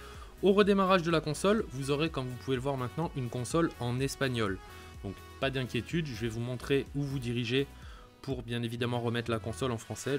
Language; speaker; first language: French; native; French